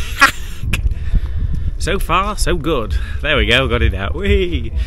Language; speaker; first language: English; native; English